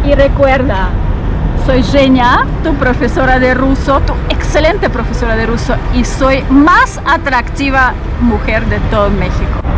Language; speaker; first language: Spanish; non-native, fluent; Russian